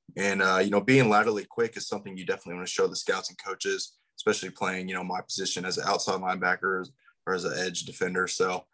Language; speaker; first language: English; native; English